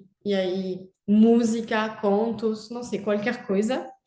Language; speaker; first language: Portuguese; non-native, fluent; French